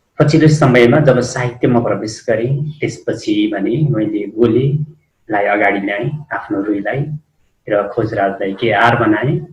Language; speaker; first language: Nepali; non-native, local second language; Eastern Tamang